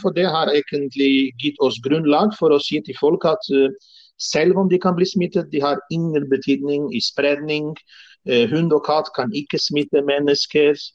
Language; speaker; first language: Norwegian; non-native, fluent; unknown